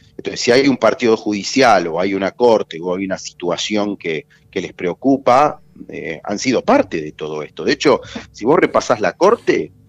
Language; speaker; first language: Spanish; native; Spanish